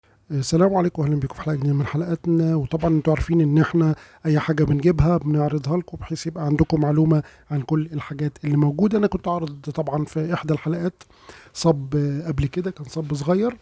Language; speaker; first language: Arabic; native; Arabic